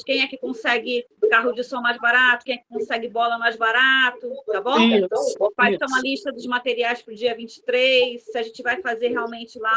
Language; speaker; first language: Portuguese; native; Portuguese